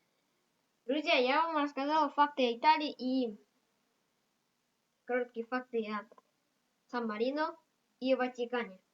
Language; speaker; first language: Russian; non-native, local second language; Kazakh